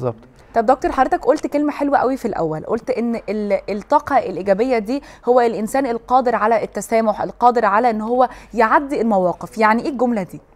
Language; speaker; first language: Arabic; native; Arabic